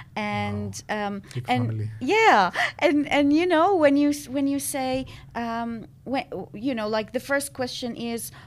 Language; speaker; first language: English; non-native, fluent; Arabic